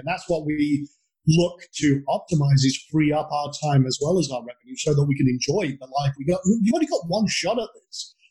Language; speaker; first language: English; native; English